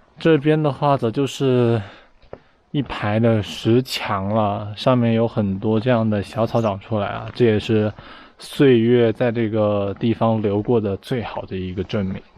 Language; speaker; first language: Chinese; native; Chinese